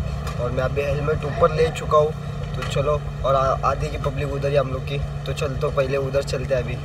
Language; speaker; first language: Hindi; non-native, local second language; Marathi